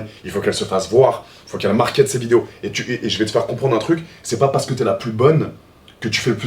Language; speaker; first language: French; native; French